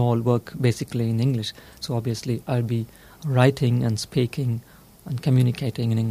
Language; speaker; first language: English; non-native, local second language; Tamil